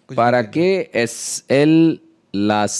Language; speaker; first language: Spanish; non-native, learner; Hindi